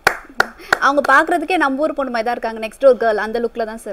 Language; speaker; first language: Tamil; native; Tamil